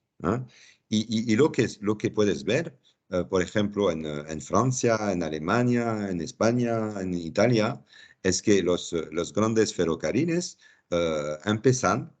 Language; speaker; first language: Spanish; non-native, fluent; French